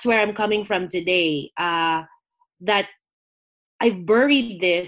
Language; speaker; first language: English; non-native, local second language; Filipino